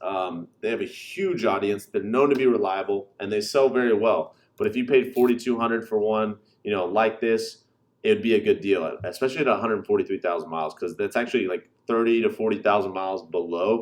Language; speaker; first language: English; native; English